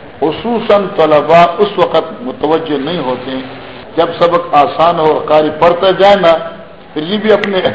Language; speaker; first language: Urdu; non-native, local second language; Northern Hindko